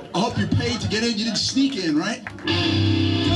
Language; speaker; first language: English; native; English